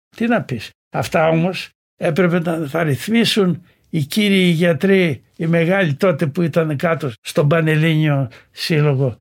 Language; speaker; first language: Greek; native; Greek